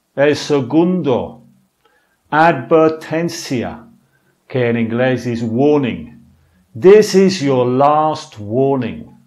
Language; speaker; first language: Spanish; non-native, fluent; English